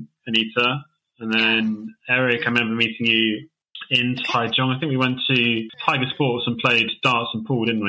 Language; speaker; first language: English; native; English